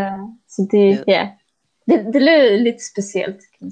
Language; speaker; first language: Danish; non-native, fluent; Polish